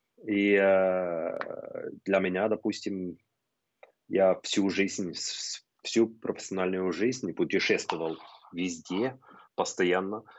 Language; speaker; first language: Russian; non-native, fluent; Norwegian